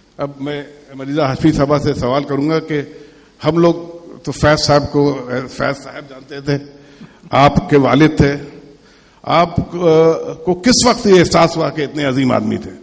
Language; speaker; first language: Urdu; native; Urdu